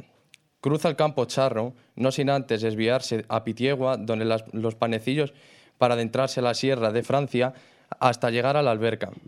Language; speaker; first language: Spanish; native; Spanish